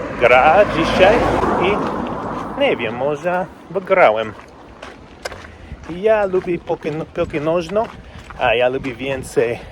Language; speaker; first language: Polish; non-native, learner; English